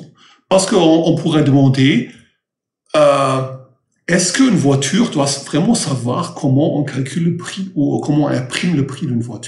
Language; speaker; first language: French; non-native, fluent; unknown